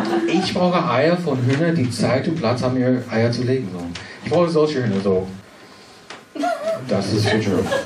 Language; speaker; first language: German; non-native, fluent; English